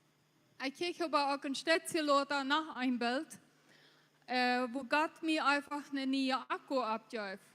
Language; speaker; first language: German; non-native, local second language; Low German